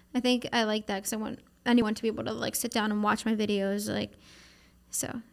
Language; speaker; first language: English; native; English